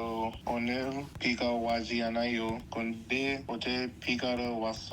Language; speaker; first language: Korean; non-native, learner; English